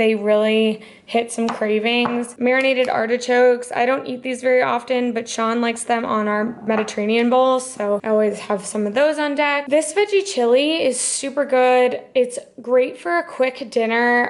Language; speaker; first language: English; native; English